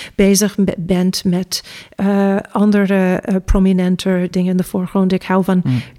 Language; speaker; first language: Dutch; non-native, fluent; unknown